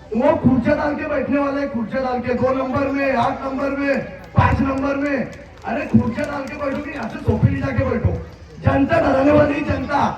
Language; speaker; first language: Hindi; non-native, local second language; Marathi